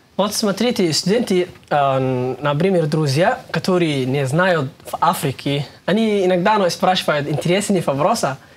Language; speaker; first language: Russian; non-native, learner; Somali